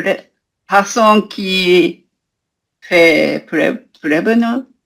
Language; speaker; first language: French; non-native, learner; Japanese